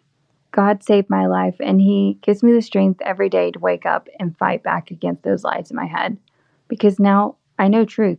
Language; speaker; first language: English; native; English